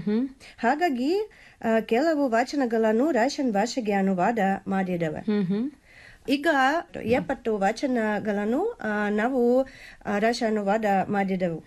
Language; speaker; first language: Kannada; non-native, learner; Russian